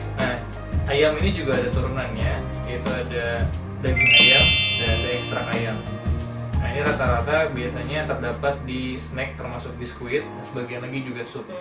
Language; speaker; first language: Indonesian; native; Indonesian